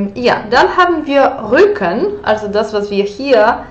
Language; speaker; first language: German; non-native, fluent; Polish